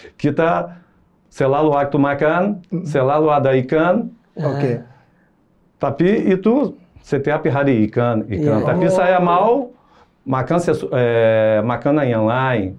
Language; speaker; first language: Indonesian; non-native, fluent; Portuguese